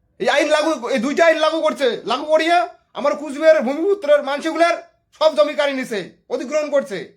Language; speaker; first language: Bangla; non-native, local second language; Rangpuri